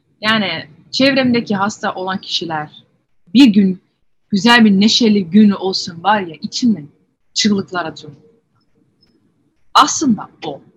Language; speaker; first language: Turkish; early bilingual, heritage; Turkish